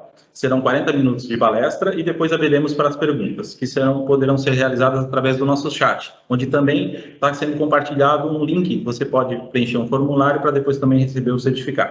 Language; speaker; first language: Portuguese; native; Portuguese